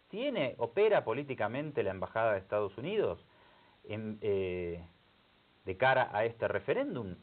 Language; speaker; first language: Spanish; native; Spanish